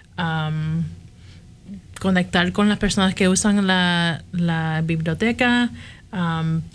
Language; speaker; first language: Spanish; early bilingual, heritage; Spanish